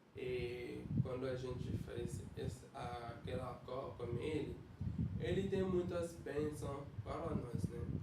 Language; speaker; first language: Portuguese; non-native, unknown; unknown